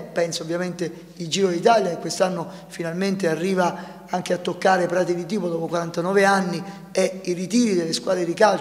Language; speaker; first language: Italian; native; Italian